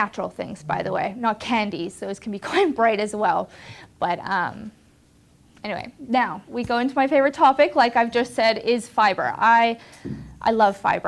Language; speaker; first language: English; native; English